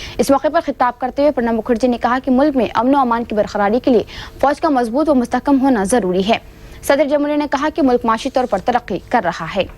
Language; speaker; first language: Urdu; native; Urdu